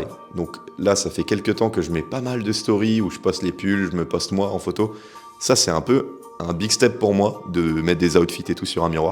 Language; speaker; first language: French; native; French